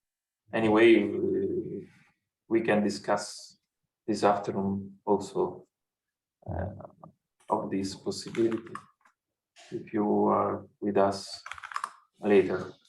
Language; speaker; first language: English; non-native, fluent; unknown